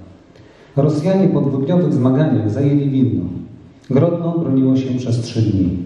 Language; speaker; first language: Polish; native; Polish